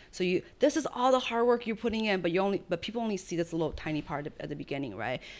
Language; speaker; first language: English; early bilingual, other home language; Chinese